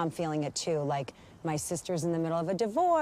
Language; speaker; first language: English; native; English